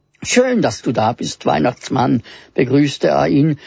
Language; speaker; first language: German; native; German